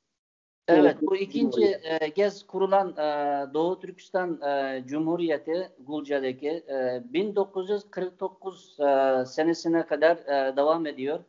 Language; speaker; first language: Turkish; non-native, fluent; Uyghur